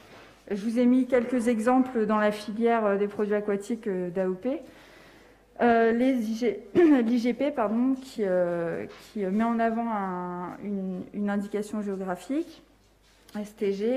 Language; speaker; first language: French; native; French